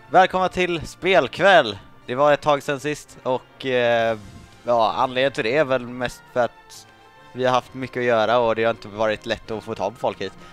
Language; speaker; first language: Swedish; native; Swedish